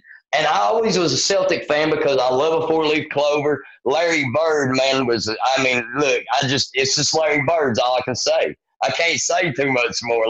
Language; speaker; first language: English; native; English